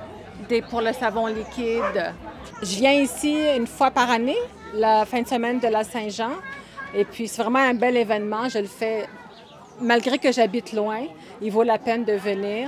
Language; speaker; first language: French; native; French